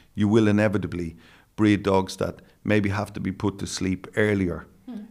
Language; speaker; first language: English; native; English